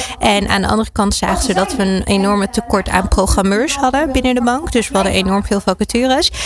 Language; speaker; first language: Dutch; early bilingual, other home language; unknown